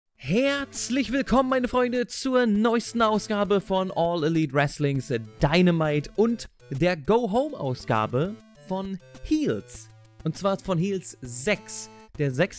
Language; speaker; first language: German; native; German